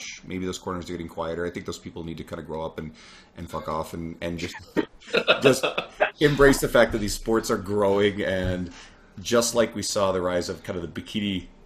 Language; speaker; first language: English; native; English